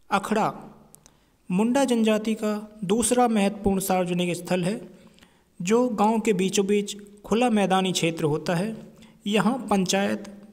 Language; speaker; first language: Hindi; native; Hindi